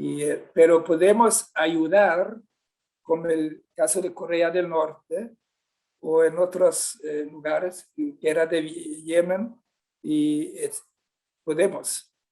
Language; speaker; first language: Spanish; non-native, fluent; Swedish